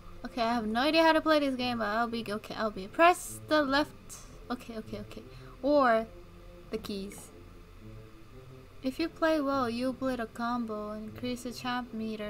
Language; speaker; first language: English; early bilingual, other home language; Japanese